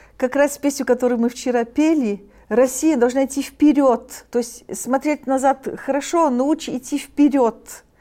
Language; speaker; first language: Russian; early bilingual, heritage; Russian